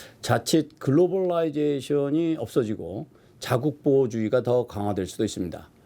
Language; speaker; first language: Korean; native; Korean